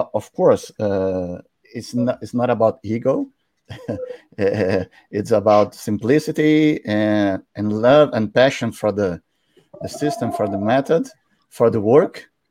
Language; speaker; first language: English; non-native, learner; Portuguese